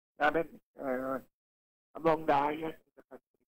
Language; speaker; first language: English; non-native, local second language; Hiligaynon